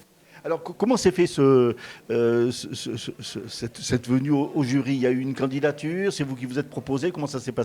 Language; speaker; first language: French; native; French